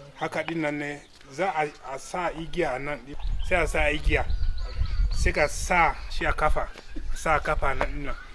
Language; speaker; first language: Hausa; non-native, local second language; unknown